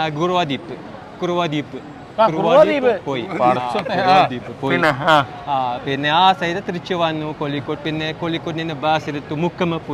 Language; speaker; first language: Malayalam; non-native, learner; Chinese